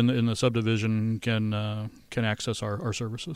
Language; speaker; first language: English; native; English